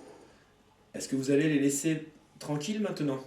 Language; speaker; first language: French; native; French